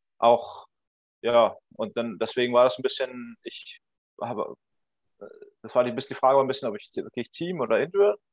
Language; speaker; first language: German; native; German